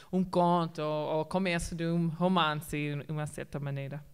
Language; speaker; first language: Portuguese; non-native, fluent; English